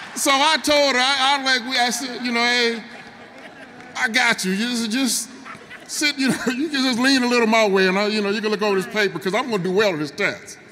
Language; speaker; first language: English; native; English